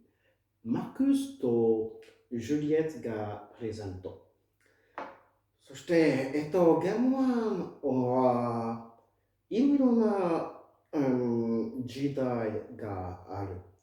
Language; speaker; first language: Japanese; non-native, fluent; French